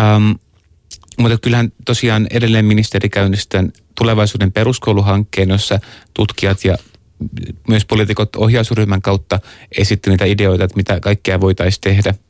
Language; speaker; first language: Finnish; early bilingual, other home language; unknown